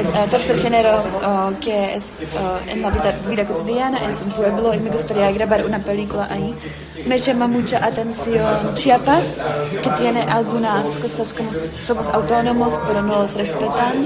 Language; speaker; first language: Spanish; non-native, fluent; Czech